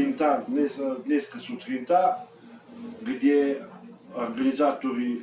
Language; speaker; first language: Russian; non-native, learner; Bulgarian